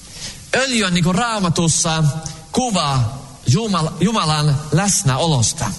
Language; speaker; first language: Finnish; early bilingual, heritage; Finnish